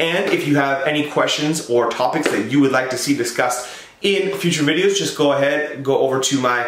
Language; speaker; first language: English; native; English